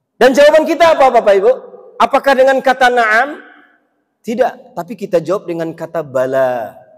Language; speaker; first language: Indonesian; non-native, local second language; Minangkabau